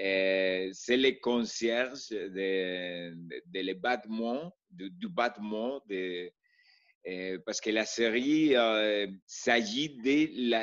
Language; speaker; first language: French; non-native, learner; Spanish